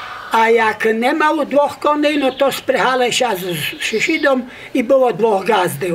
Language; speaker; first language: Polish; non-native, local second language; Rusyn